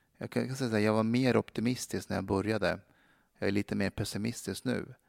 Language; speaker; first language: Swedish; early bilingual, other home language; Persian